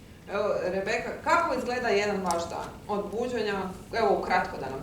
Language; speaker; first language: Croatian; native; Croatian